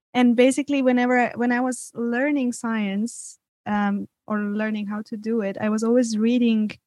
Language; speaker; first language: English; non-native, fluent; Serbian